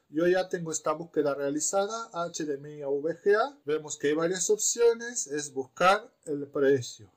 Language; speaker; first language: Spanish; non-native, fluent; Romanian